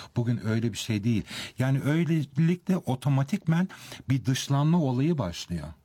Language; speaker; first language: Turkish; early bilingual, heritage; Turkish